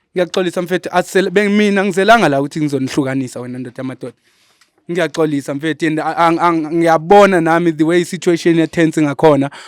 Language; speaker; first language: Zulu; non-native, local second language; Xhosa